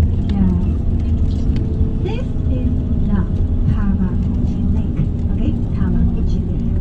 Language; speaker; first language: English; non-native, learner; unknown